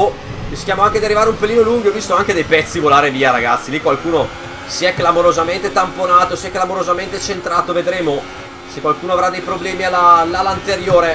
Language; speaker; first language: Italian; native; Italian